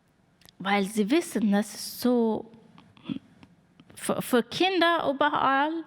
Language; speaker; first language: German; non-native, fluent; Persian